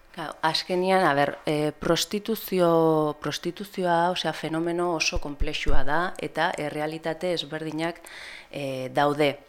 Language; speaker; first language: Basque; non-native, local second language; Spanish